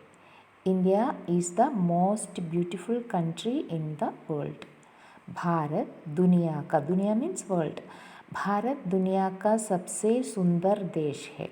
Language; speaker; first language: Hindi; non-native, local second language; Malayalam